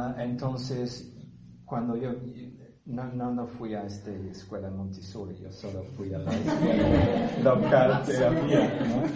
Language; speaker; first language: Spanish; non-native, fluent; English